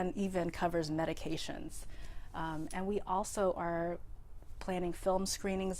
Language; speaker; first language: English; native; English